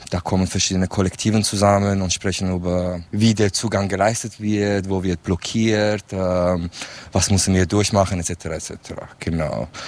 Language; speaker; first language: German; non-native, fluent; Central Kurdish